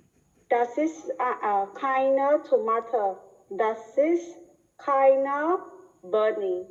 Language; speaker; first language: German; non-native, learner; Khmer